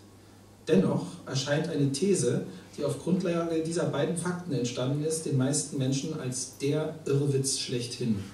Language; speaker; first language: German; native; German